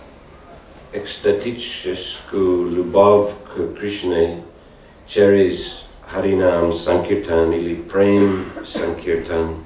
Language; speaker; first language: Russian; non-native, learner; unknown